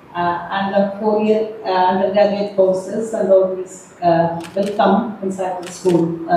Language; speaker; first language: English; non-native, local second language; Malayalam